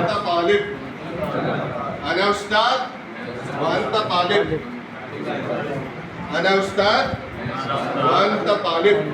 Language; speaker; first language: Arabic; non-native, fluent; Urdu